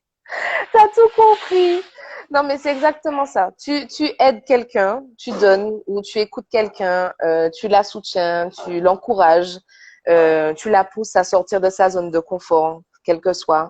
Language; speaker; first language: French; native; French